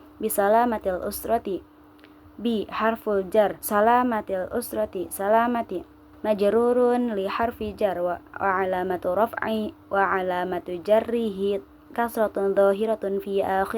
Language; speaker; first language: Arabic; non-native, learner; Indonesian